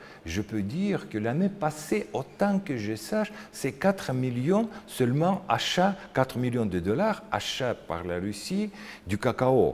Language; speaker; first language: French; non-native, learner; Russian